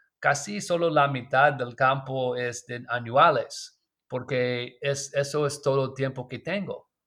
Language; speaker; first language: Spanish; non-native, learner; English